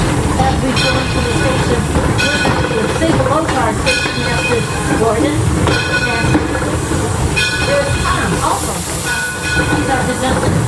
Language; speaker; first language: English; native; English